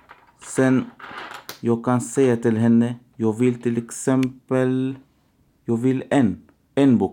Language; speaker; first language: Swedish; non-native, learner; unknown